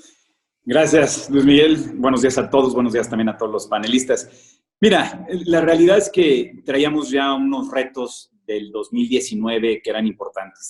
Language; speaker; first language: Spanish; native; Spanish